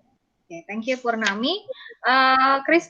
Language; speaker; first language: English; non-native, fluent; Indonesian